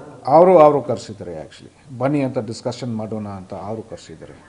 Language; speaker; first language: Kannada; non-native, fluent; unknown